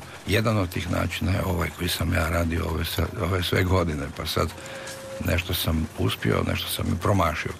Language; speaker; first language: Serbian; native; Serbian